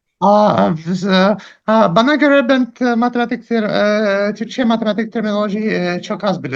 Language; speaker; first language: Turkish; non-native, learner; Russian